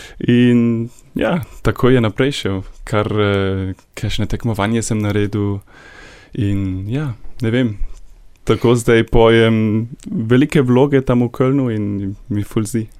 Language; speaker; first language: Slovenian; non-native, learner; German